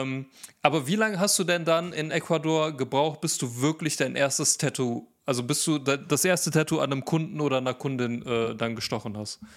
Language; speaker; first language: German; native; German